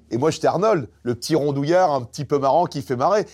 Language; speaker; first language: French; native; French